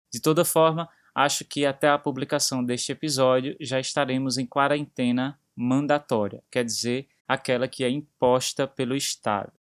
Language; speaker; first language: Portuguese; native; Portuguese